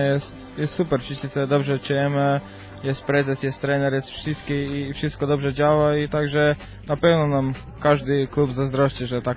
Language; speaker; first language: Polish; non-native, fluent; Croatian